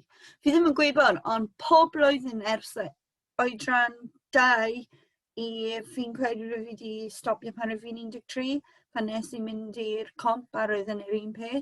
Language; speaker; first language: Welsh; non-native, local second language; English